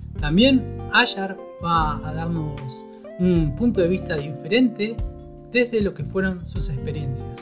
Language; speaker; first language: Spanish; native; Spanish